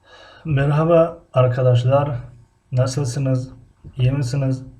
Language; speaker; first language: Turkish; non-native, fluent; Tajik